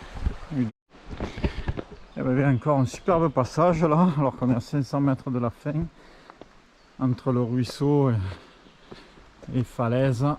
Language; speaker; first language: French; native; French